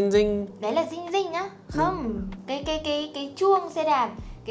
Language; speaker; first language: Vietnamese; native; Vietnamese